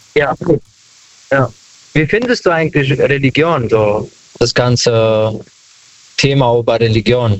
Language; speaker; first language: German; non-native, learner; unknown